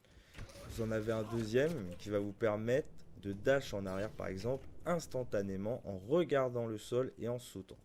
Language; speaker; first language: French; native; French